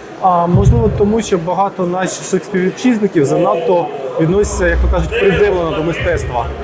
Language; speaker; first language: Ukrainian; native; Ukrainian